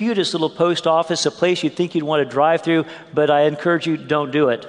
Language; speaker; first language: English; native; English